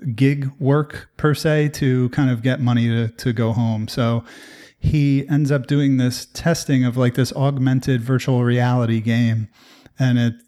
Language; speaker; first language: English; native; English